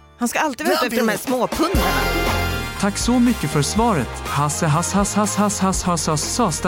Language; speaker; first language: Swedish; native; Swedish